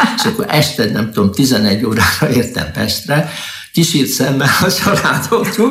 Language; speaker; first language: Hungarian; native; Hungarian